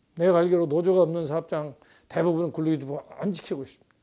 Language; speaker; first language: Korean; native; Korean